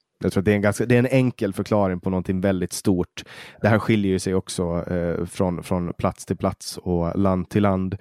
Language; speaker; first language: Swedish; native; Swedish